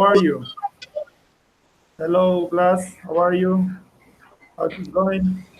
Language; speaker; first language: English; non-native, fluent; Spanish